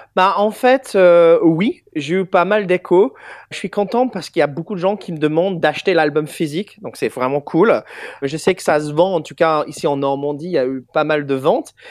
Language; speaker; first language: French; non-native, fluent; English